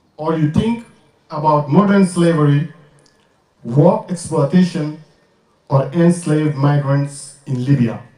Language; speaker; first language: English; non-native, learner; French